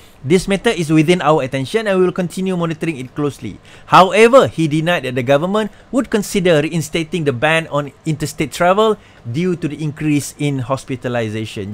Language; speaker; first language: English; non-native, local second language; Malay